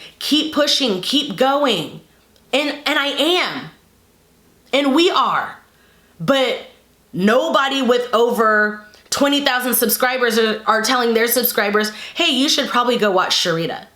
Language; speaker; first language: English; native; English